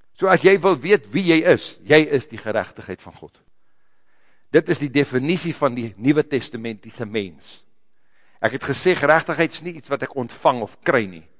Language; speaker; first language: Afrikaans; native; Afrikaans